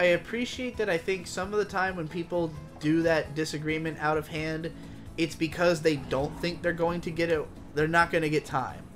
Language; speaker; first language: English; native; English